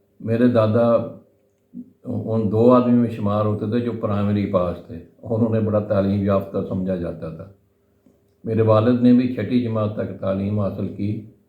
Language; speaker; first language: Urdu; non-native, local second language; Punjabi